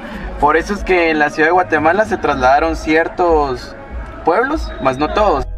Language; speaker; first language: Spanish; native; Spanish